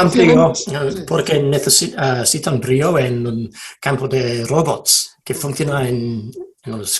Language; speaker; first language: Spanish; non-native, fluent; English